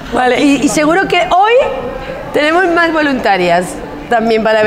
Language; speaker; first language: Spanish; native; Spanish